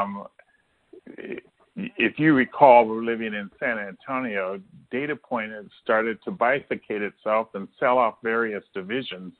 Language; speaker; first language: English; native; English